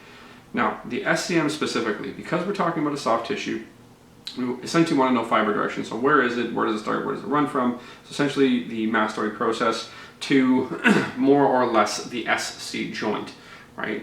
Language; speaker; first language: English; native; English